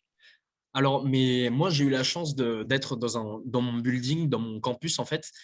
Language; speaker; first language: French; native; French